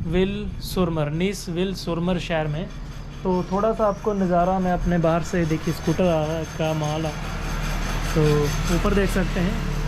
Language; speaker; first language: Hindi; non-native, local second language; Punjabi